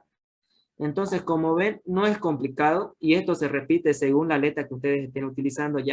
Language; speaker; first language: Spanish; native; Spanish